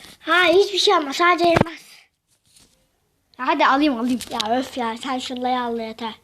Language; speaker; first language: Turkish; native; Turkish